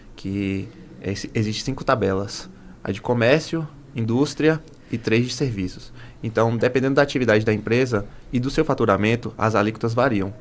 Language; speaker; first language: Portuguese; native; Portuguese